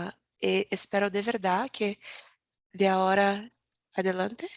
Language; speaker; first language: Spanish; non-native, learner; Portuguese